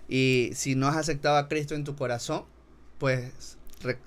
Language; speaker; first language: Spanish; native; Spanish